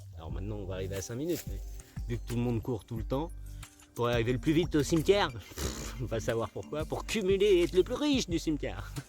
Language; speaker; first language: French; early bilingual, other home language; Spanish